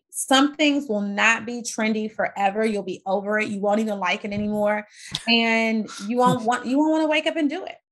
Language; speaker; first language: English; native; English